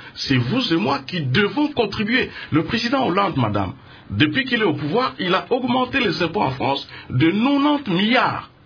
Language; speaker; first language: French; non-native, local second language; Lingala